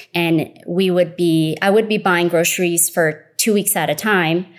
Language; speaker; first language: English; early bilingual, other home language; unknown